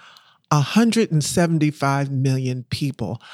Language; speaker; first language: English; native; English